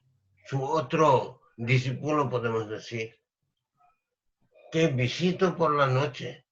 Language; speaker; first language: Spanish; non-native, learner; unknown